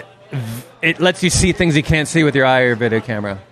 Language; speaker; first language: English; native; English